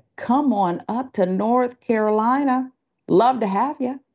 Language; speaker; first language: English; native; English